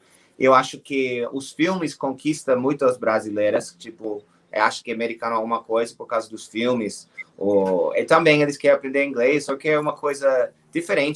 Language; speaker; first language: Portuguese; non-native, fluent; English